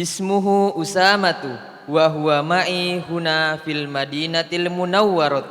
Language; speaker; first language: Arabic; non-native, learner; Indonesian